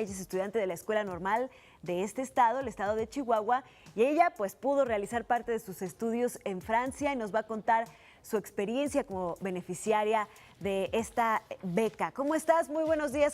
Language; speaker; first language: Spanish; native; Spanish